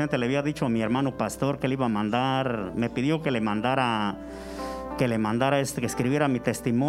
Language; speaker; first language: Spanish; native; Spanish